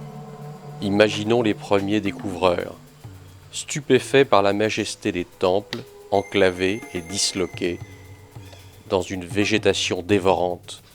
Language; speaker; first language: French; native; French